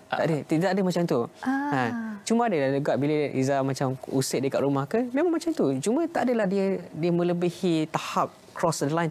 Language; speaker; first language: Malay; native; Malay